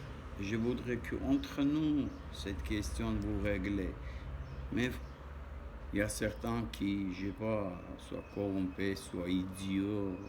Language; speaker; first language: French; non-native, learner; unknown